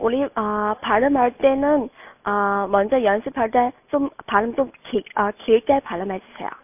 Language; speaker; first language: Korean; non-native, fluent; Chinese